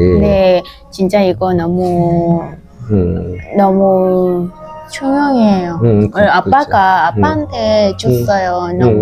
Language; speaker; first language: Korean; non-native, learner; Hmong